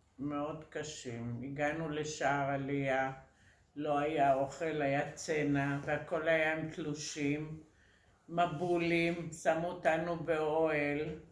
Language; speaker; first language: Hebrew; early bilingual, other home language; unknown